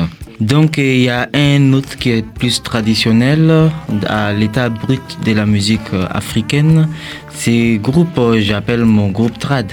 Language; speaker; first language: French; non-native, local second language; Mossi